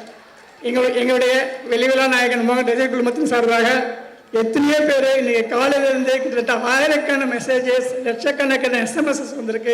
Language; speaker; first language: Tamil; native; Tamil